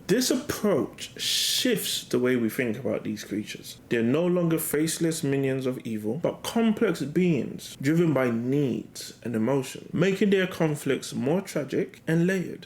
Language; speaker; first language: English; native; English